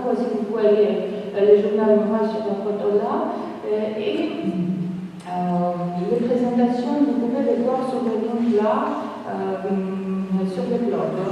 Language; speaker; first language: French; non-native, fluent; Georgian